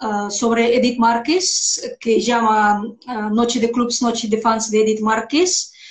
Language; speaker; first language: Spanish; non-native, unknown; Russian